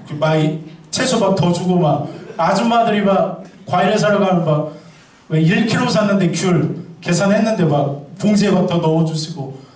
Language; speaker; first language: Korean; native; Korean